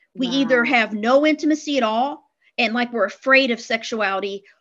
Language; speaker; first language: English; native; English